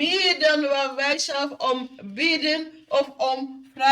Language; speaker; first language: Dutch; non-native, fluent; Indonesian